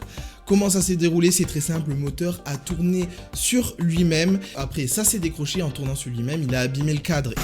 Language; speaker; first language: French; native; French